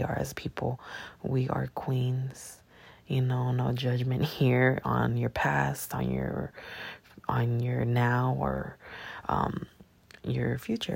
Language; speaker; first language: English; native; English